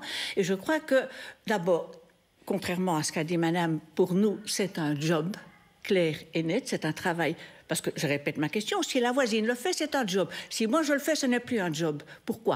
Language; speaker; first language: French; native; French